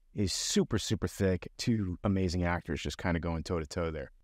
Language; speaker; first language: English; native; English